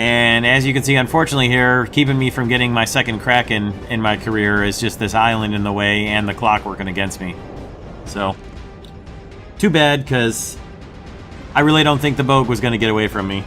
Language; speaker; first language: English; native; English